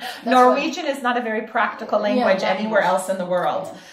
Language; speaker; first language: English; native; English